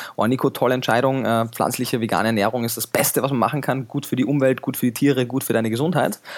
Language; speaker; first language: German; native; German